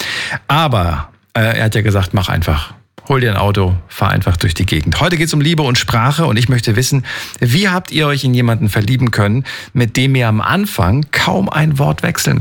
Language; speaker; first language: German; native; German